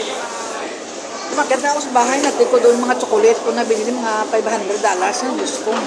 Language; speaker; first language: Filipino; non-native, local second language; Hiligaynon